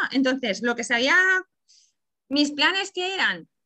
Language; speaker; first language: Spanish; native; Spanish